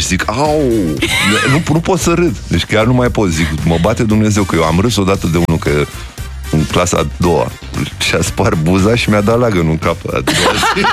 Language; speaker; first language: Romanian; native; Romanian